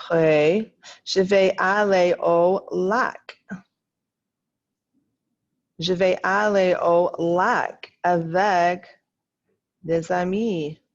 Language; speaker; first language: French; non-native, fluent; English